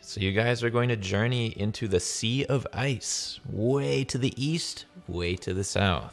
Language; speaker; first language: English; native; English